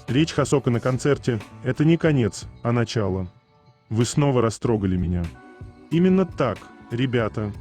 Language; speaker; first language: Russian; native; Russian